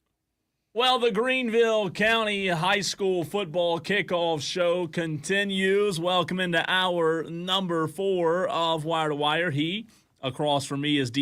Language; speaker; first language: English; native; English